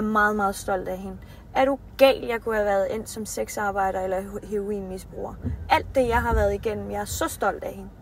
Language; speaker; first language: Danish; early bilingual, other home language; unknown